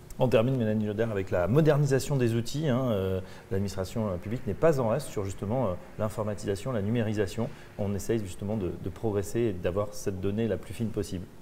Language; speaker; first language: French; native; French